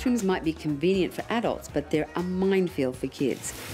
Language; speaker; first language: English; native; English